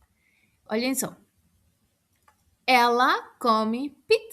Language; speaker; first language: Portuguese; non-native, fluent; Spanish